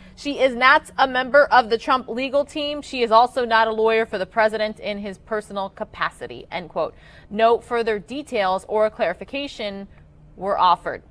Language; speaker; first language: English; native; English